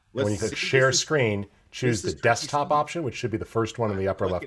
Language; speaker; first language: English; native; English